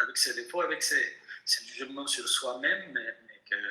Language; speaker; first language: French; non-native, fluent; Spanish